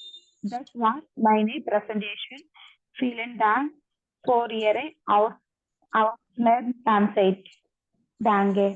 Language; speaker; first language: German; non-native, learner; Malayalam